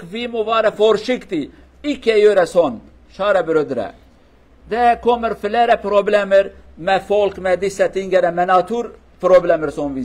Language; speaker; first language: Norwegian; non-native, learner; Kurdish